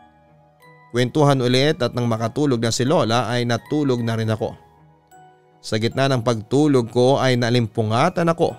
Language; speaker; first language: Filipino; native; Filipino